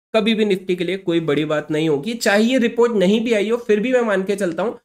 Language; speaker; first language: Hindi; native; Hindi